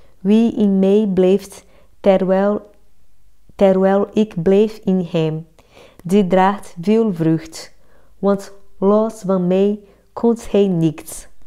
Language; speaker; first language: Dutch; non-native, fluent; Portuguese